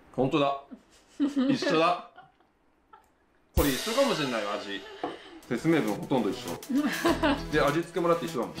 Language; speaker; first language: Japanese; native; Japanese